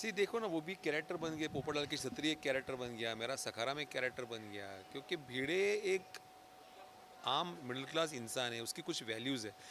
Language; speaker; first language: Hindi; non-native, local second language; Marathi